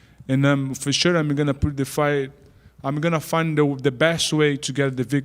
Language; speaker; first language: English; native; English